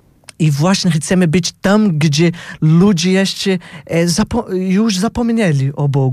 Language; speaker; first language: Polish; non-native, fluent; Portuguese